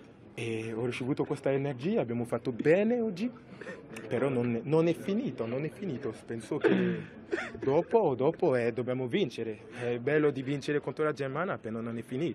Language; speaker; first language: Italian; non-native, fluent; French